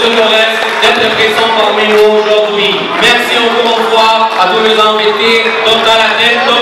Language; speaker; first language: French; non-native, learner; Arabic